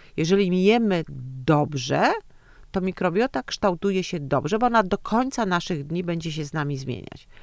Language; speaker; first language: Polish; native; Polish